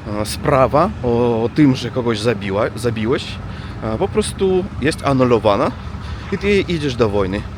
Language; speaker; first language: Polish; non-native, learner; Russian